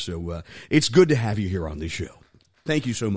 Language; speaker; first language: English; native; English